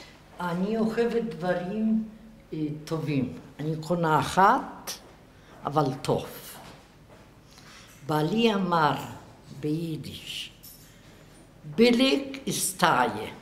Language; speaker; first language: Hebrew; non-native, fluent; Yiddish